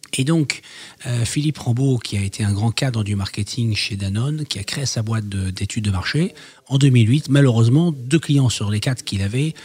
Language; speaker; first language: French; native; French